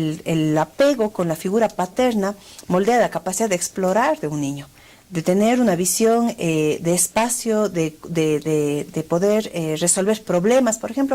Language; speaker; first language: Spanish; native; Spanish